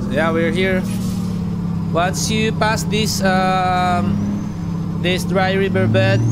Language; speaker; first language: English; non-native, local second language; Filipino